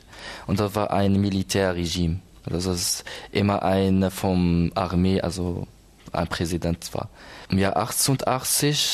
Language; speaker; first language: German; non-native, learner; Arabic